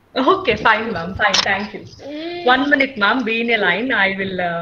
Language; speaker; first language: English; non-native, local second language; Telugu